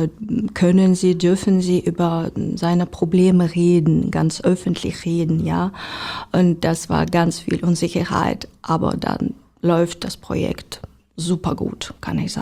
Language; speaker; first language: German; non-native, learner; Ukrainian